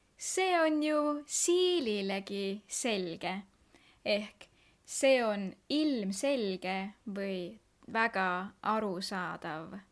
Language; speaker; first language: Estonian; native; Estonian